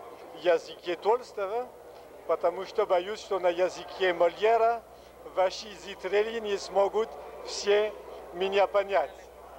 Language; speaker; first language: Russian; non-native, fluent; French